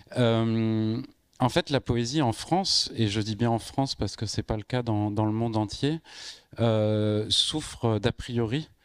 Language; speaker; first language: French; native; French